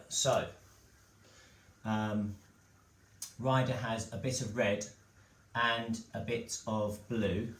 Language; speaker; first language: English; native; English